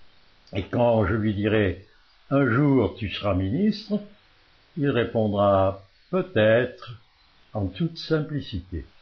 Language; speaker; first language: French; native; French